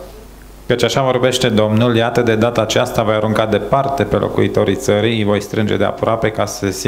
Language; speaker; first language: Romanian; native; Romanian